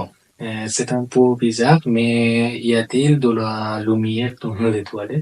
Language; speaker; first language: French; non-native, learner; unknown